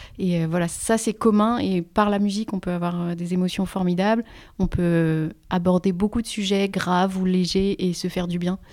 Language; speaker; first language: French; native; French